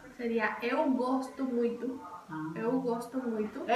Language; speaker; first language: Portuguese; non-native, learner; Spanish